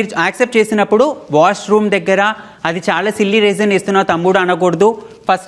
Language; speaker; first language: Telugu; native; Telugu